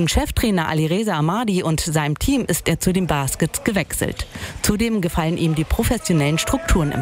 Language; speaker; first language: German; native; German